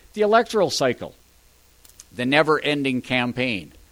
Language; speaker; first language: English; native; English